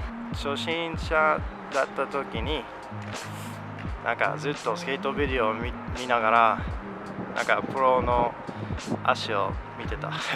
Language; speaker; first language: Japanese; non-native, fluent; English